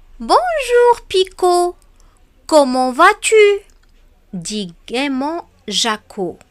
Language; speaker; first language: French; non-native, local second language; Arabic